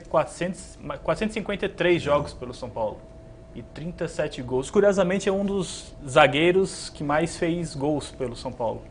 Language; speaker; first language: Portuguese; native; Portuguese